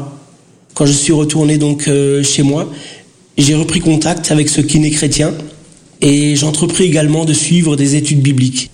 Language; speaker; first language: French; early bilingual, other home language; Portuguese